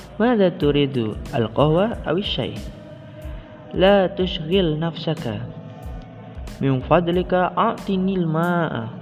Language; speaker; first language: Arabic; non-native, learner; Indonesian